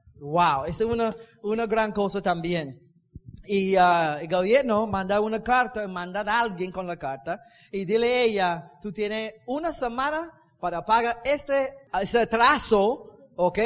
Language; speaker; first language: Spanish; non-native, learner; English